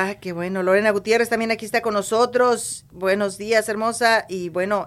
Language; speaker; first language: Spanish; native; Spanish